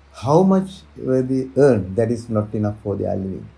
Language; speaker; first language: English; non-native, local second language; Sinhala